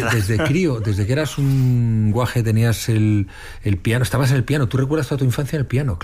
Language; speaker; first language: Spanish; native; Spanish